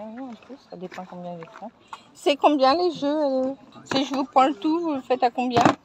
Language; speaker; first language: French; native; French